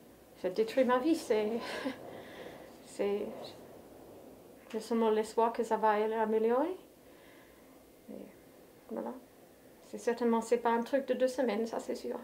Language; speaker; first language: French; non-native, fluent; English